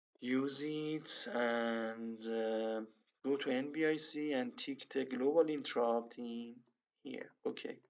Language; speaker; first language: English; non-native, learner; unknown